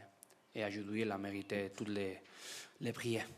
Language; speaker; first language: French; non-native, learner; Spanish